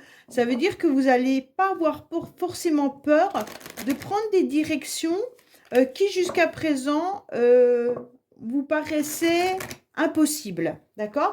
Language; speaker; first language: French; native; French